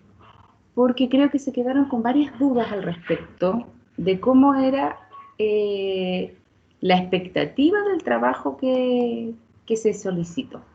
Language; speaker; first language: Spanish; native; Spanish